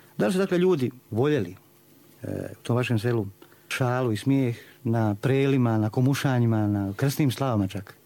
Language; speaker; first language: Croatian; native; Croatian